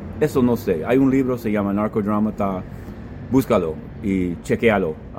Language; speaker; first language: Spanish; non-native, fluent; English